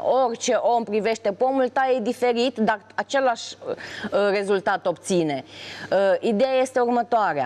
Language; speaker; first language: Romanian; native; Romanian